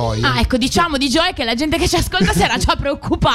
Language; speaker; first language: Italian; native; Italian